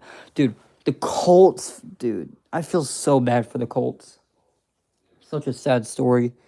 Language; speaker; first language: English; native; English